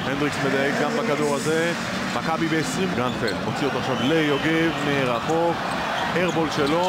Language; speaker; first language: Hebrew; native; Hebrew